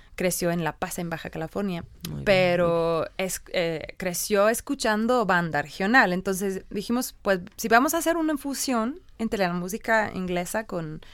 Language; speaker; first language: Spanish; non-native, learner; English